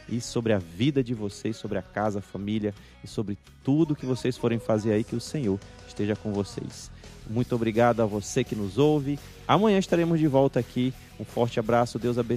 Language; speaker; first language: Portuguese; native; Portuguese